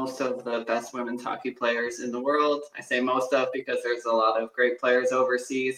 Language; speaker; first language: English; native; English